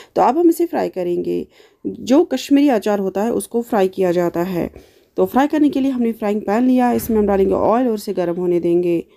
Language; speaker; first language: Hindi; non-native, local second language; Kashmiri